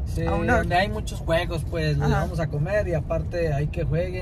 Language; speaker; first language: Spanish; native; Spanish